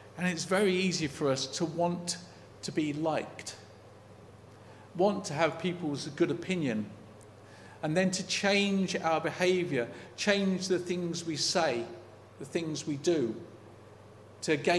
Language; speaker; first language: English; native; English